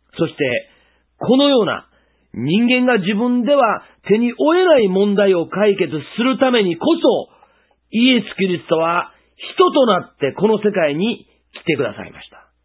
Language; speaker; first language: Japanese; native; Japanese